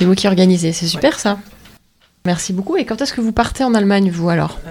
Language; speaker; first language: French; native; French